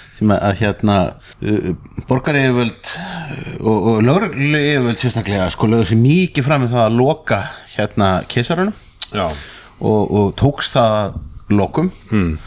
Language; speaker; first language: Icelandic; native; Icelandic